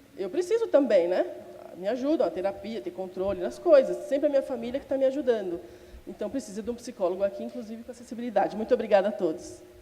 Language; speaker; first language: Portuguese; non-native, local second language; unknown